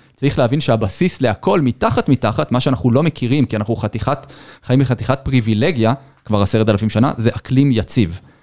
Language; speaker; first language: Hebrew; native; Hebrew